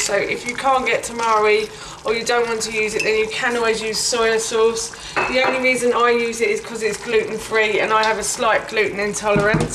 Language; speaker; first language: English; native; English